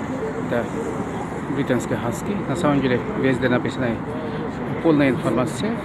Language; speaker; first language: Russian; non-native, fluent; Bangla